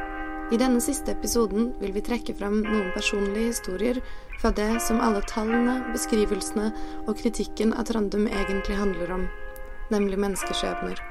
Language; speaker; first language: Norwegian; native; Norwegian